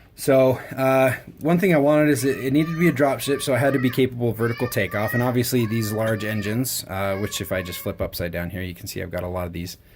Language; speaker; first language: English; native; English